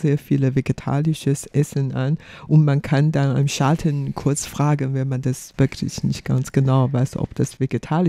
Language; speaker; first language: German; non-native, fluent; Chinese